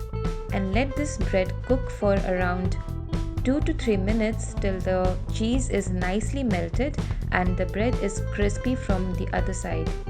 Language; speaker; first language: English; non-native, local second language; Hindi